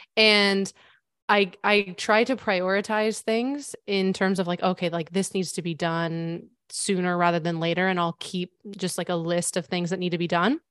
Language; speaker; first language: English; native; English